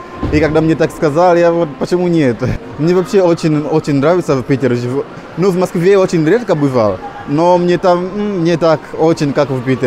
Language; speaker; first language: Russian; non-native, fluent; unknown